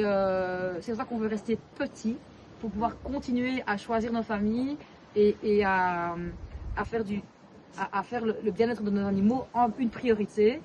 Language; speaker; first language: French; native; French